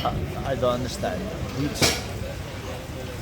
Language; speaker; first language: English; non-native, learner; Italian